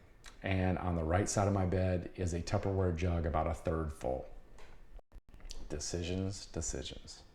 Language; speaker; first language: English; native; English